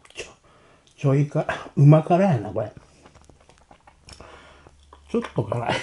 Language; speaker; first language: Japanese; native; Japanese